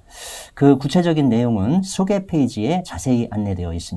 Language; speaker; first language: Korean; native; Korean